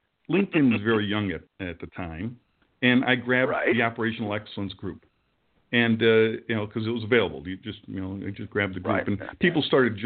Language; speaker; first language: English; native; English